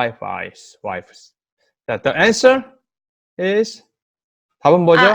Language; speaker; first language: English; non-native, fluent; Korean